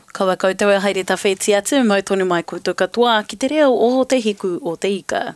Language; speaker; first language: Māori; native; Māori